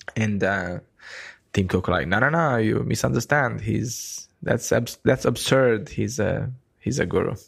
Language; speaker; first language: English; non-native, fluent; Romanian